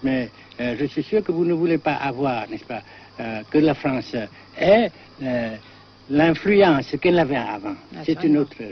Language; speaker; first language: French; non-native, fluent; Vietnamese